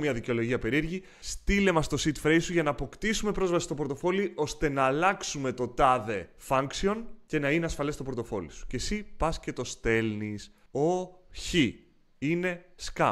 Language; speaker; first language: Greek; native; Greek